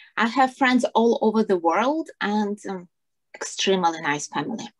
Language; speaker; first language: English; non-native, fluent; Russian